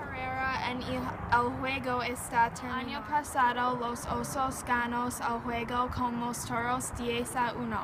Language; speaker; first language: Spanish; non-native, learner; English